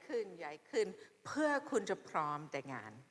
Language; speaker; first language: Thai; non-native, fluent; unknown